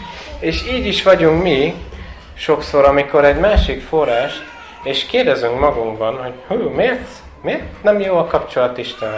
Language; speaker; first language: Hungarian; non-native, fluent; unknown